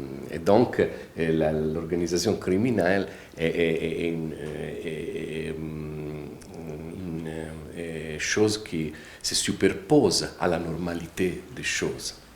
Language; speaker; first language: French; non-native, fluent; Italian